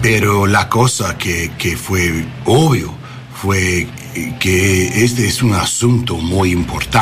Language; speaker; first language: Spanish; non-native, learner; English